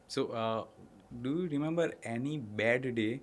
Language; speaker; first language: English; non-native, local second language; Gujarati